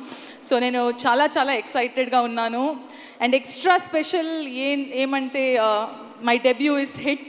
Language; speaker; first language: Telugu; non-native, learner; Kannada